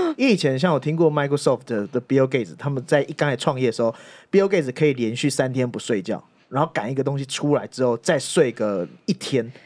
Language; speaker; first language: Chinese; native; Chinese